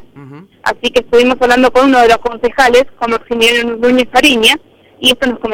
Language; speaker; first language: Spanish; native; Spanish